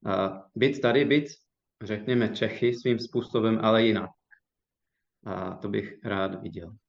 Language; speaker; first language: Czech; non-native, fluent; English